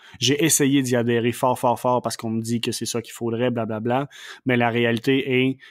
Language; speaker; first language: French; native; French